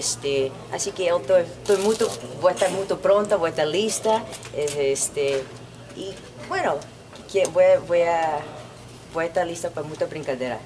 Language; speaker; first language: Portuguese; non-native, learner; Spanish